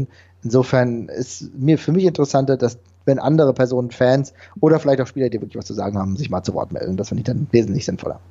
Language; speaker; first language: German; native; German